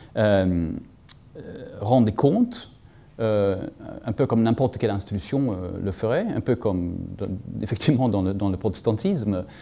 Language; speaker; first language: French; non-native, fluent; Swedish